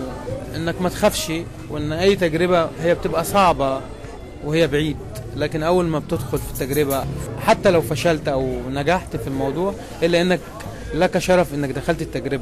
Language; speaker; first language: Arabic; native; Arabic